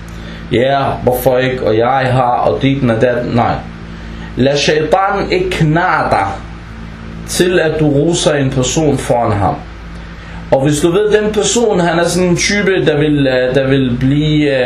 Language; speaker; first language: Danish; non-native, fluent; Arabic